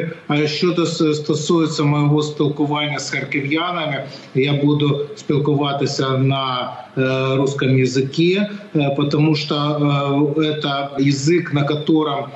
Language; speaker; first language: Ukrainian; non-native, local second language; Russian